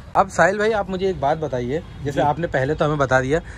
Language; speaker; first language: Hindi; native; Hindi